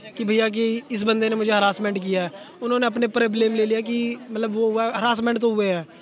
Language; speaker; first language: Hindi; native; Hindi